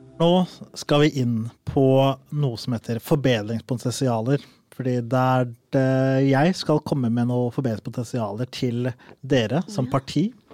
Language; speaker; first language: Norwegian; early bilingual, other home language; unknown